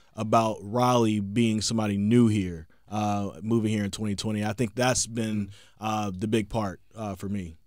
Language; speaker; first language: English; native; English